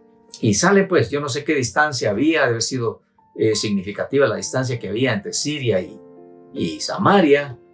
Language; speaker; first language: Spanish; native; Spanish